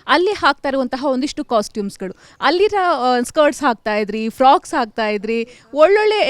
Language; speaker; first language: Kannada; native; Kannada